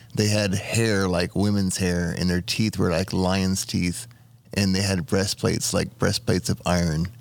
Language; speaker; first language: English; native; English